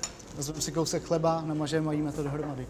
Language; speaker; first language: Czech; native; Czech